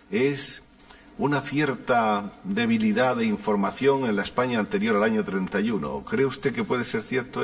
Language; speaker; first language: Spanish; native; Spanish